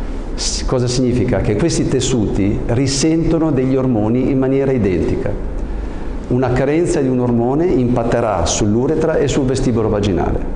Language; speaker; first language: Italian; native; Italian